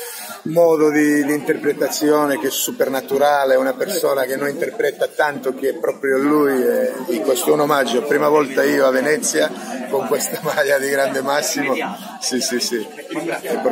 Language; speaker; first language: Italian; non-native, fluent; Serbian